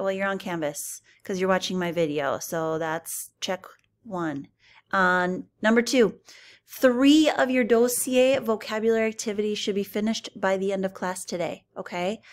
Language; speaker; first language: English; native; English